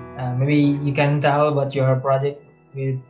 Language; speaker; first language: English; non-native, learner; Indonesian